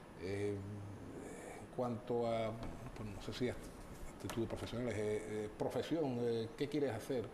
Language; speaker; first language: Spanish; native; Spanish